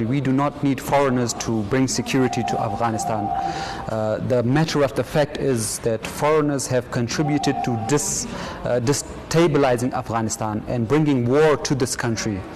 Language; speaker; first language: English; non-native, fluent; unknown